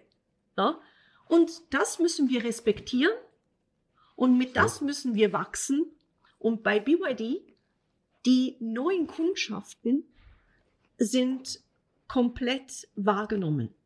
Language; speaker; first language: German; non-native, fluent; Italian